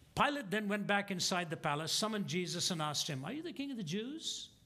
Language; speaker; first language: English; non-native, local second language; Hindi